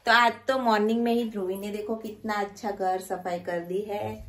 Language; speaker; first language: Hindi; non-native, local second language; Gujarati